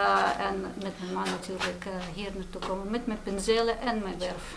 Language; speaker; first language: Dutch; non-native, fluent; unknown